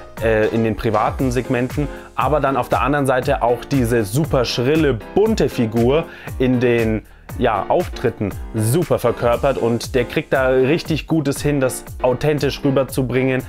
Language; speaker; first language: German; native; German